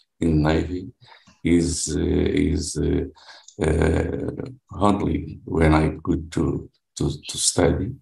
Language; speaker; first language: English; non-native, learner; Portuguese